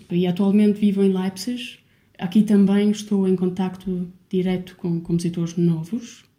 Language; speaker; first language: Portuguese; non-native, fluent; Albanian